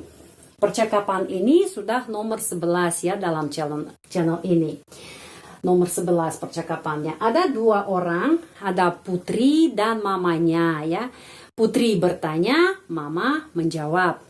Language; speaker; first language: Indonesian; non-native, fluent; Russian